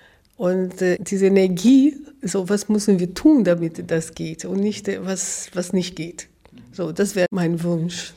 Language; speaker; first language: German; non-native, fluent; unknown